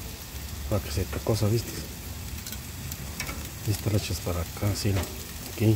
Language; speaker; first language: Spanish; native; Spanish